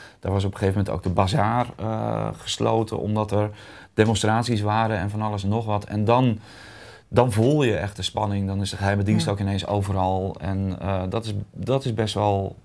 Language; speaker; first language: Dutch; native; Dutch